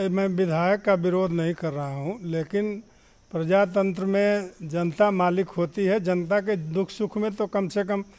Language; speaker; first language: Hindi; non-native, local second language; Bhojpuri